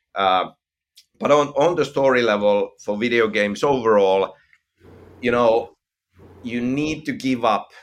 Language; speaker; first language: English; non-native, fluent; Finnish